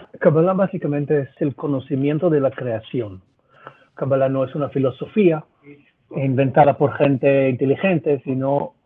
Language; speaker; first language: Spanish; non-native, fluent; Hebrew